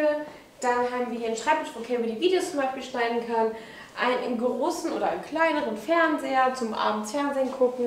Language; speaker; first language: German; native; German